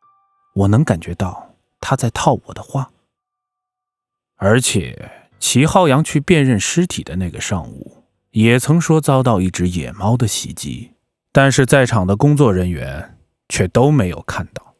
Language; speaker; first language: Chinese; native; Chinese